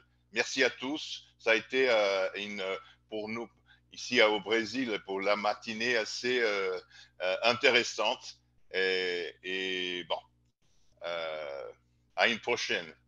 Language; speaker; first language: French; non-native, fluent; Portuguese